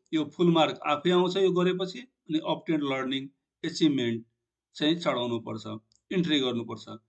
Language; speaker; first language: Nepali; non-native, local second language; Maithili